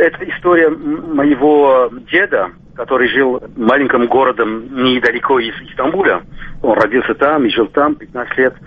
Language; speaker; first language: Russian; non-native, local second language; Armenian